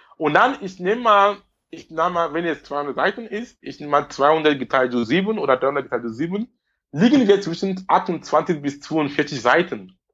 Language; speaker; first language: German; non-native, fluent; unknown